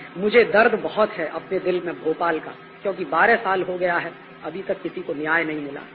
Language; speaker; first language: Hindi; native; Hindi